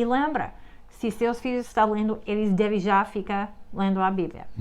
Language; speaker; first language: Portuguese; non-native, fluent; English